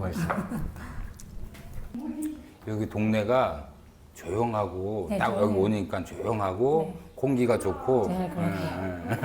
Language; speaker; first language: Korean; native; Korean